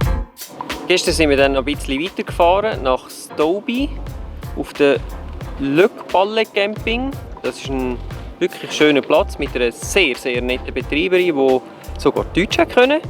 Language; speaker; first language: German; native; German